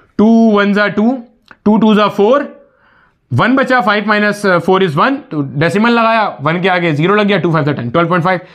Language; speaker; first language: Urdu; native; Urdu